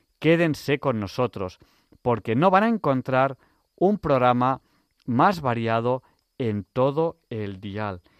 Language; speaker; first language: Spanish; native; Spanish